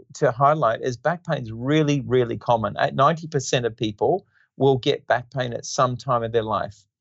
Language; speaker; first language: English; native; English